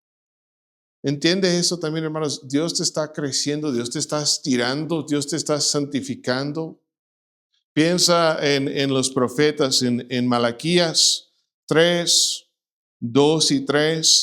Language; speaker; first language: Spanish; non-native, fluent; English